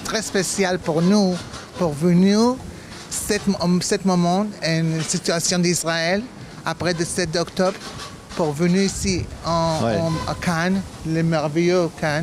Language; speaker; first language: French; non-native, learner; Hebrew